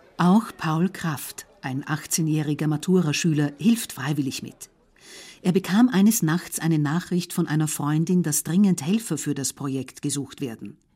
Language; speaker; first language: German; native; German